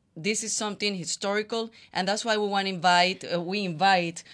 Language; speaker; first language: English; non-native, fluent; Spanish